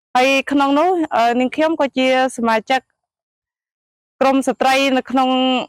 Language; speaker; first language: Khmer; non-native, local second language; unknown